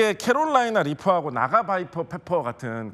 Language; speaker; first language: Korean; native; Korean